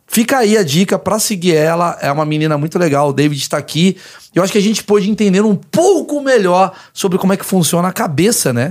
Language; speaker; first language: Portuguese; native; Portuguese